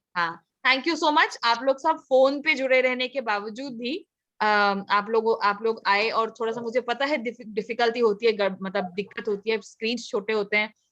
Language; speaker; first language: Hindi; native; Hindi